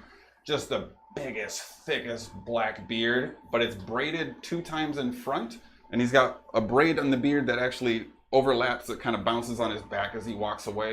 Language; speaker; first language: English; native; English